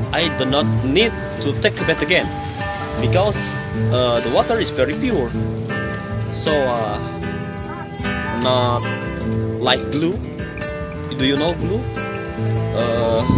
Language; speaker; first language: English; non-native, learner; Indonesian